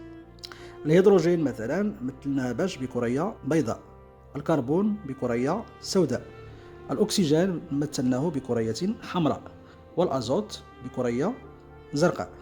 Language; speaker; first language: Arabic; native; Arabic